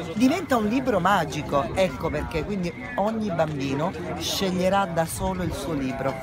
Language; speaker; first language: Italian; native; Italian